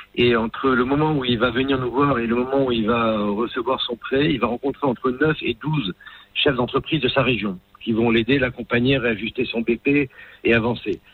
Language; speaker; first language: French; non-native, local second language; Arabic